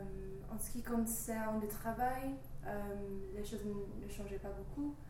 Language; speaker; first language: French; non-native, fluent; English